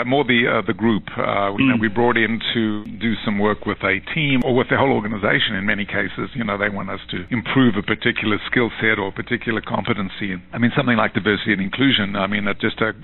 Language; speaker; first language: English; native; English